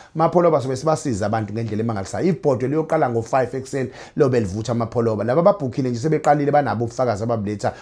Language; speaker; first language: Zulu; native; Zulu